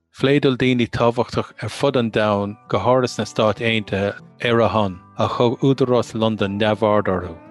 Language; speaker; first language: Irish; non-native, local second language; English